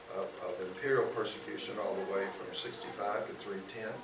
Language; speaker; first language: English; native; English